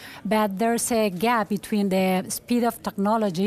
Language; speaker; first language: English; non-native, fluent; Spanish